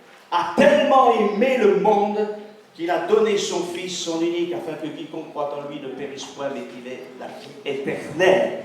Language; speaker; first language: French; native; French